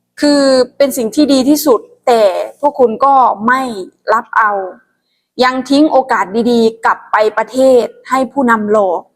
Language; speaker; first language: Thai; non-native, local second language; Lao